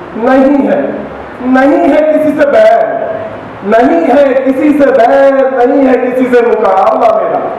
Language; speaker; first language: Hindi; non-native, local second language; Marathi